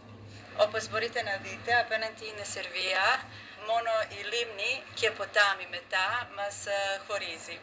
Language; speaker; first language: Greek; non-native, fluent; Serbian